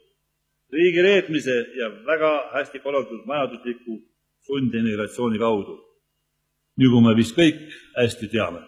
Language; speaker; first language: Estonian; native; Estonian